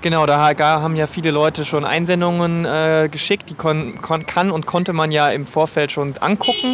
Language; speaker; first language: German; native; German